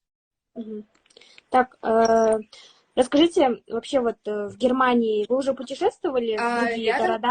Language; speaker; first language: Russian; native; Russian